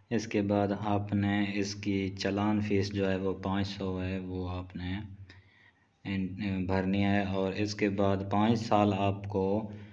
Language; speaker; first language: Urdu; non-native, local second language; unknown